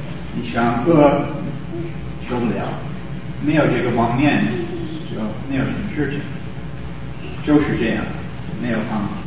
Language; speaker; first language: Chinese; non-native, fluent; English